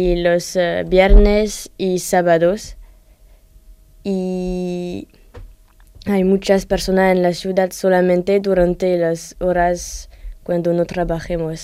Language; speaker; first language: Spanish; non-native, learner; French